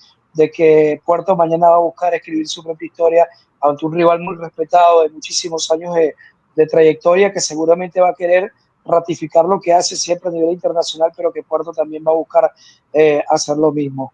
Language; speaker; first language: Spanish; native; Spanish